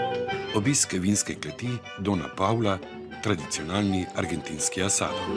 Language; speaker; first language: Slovenian; native; Slovenian